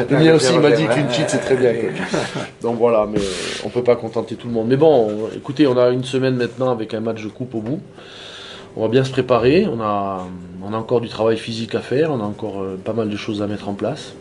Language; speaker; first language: French; native; French